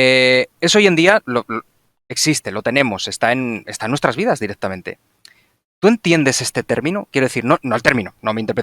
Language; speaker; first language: Spanish; native; Spanish